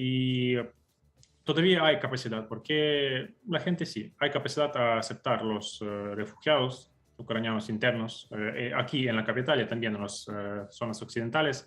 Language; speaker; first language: Spanish; non-native, fluent; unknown